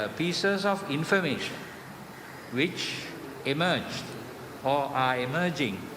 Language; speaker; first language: English; non-native, local second language; Sinhala